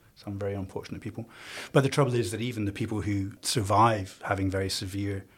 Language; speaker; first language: English; native; English